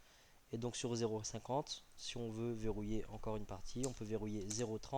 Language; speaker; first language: French; native; French